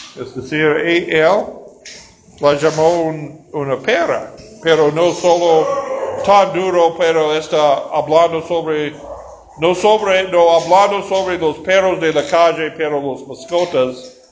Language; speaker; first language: Spanish; non-native, learner; English